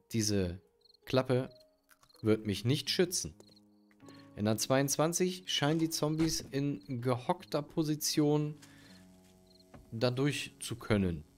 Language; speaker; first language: German; native; German